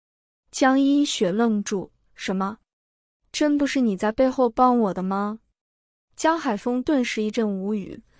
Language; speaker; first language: Chinese; native; Chinese